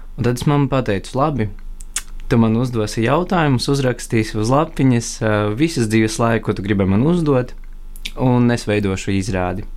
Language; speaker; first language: Latvian; non-native, local second language; Russian